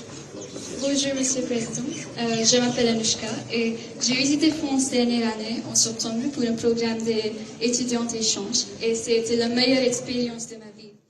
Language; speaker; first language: French; non-native, learner; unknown